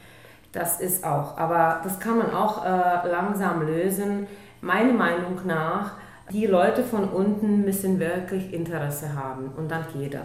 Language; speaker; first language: German; non-native, local second language; Czech